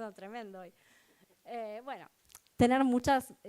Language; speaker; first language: Spanish; native; Spanish